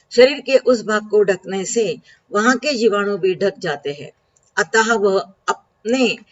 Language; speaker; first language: Hindi; non-native, local second language; Marathi